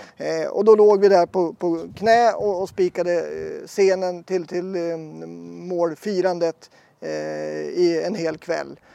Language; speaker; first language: Swedish; native; Swedish